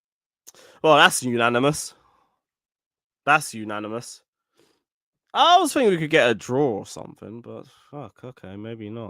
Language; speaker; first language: English; native; English